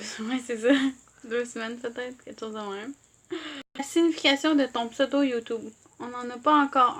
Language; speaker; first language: French; native; French